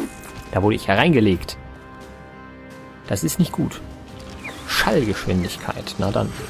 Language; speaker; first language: German; native; German